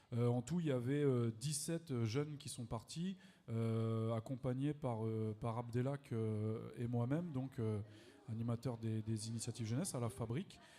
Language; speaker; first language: French; native; French